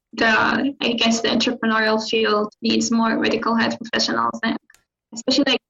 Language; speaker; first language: English; non-native, fluent; Arabic